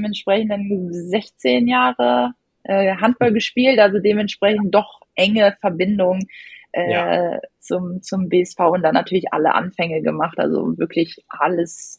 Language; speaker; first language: German; native; German